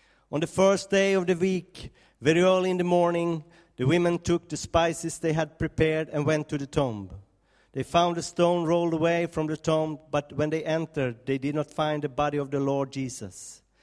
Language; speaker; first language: English; non-native, fluent; Swedish